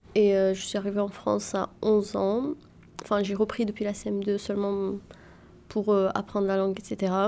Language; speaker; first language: French; early bilingual, other home language; Arabic